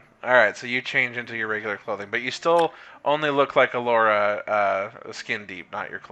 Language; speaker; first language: English; native; English